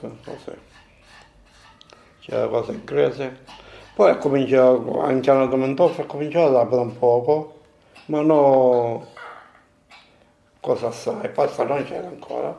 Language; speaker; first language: Italian; non-native, learner; Maltese